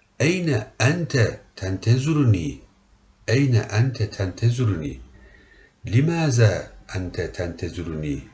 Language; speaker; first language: Arabic; non-native, learner; Turkish